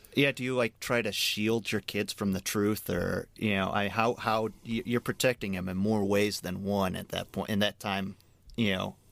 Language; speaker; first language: English; native; English